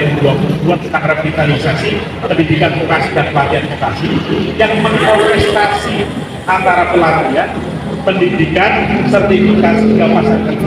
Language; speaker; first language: Indonesian; native; Indonesian